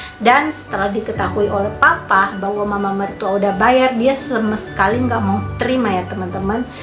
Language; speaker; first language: Indonesian; native; Indonesian